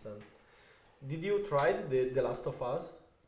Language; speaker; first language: English; non-native, fluent; Italian